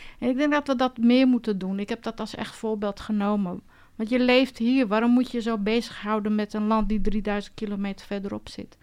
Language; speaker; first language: Dutch; early bilingual, other home language; Turkish